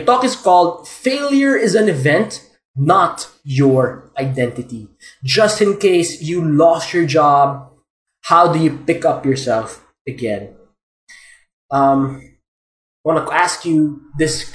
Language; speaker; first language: English; non-native, local second language; Filipino